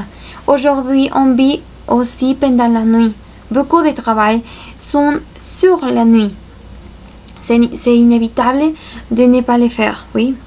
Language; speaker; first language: French; non-native, fluent; Spanish